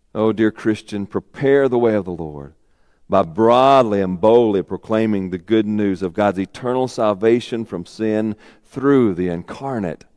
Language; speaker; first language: English; native; English